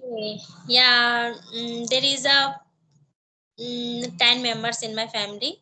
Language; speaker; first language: English; non-native, learner; Hindi